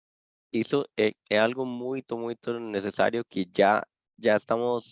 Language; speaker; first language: Portuguese; non-native, fluent; Spanish